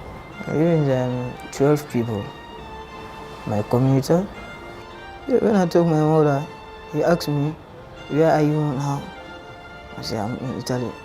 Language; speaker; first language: English; non-native, learner; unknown